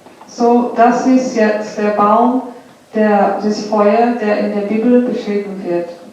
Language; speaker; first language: German; non-native, fluent; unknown